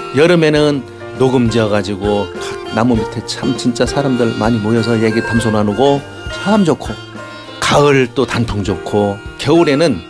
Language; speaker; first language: Korean; native; Korean